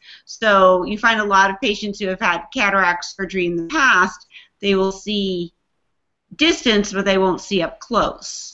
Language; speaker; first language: English; native; English